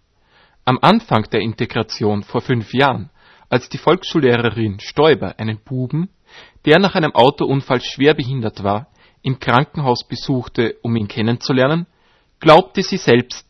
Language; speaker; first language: German; native; German